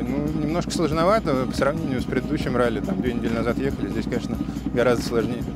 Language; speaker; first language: Russian; native; Russian